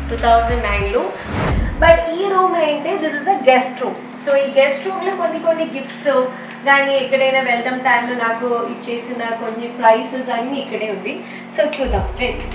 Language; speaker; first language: Telugu; non-native, learner; Malayalam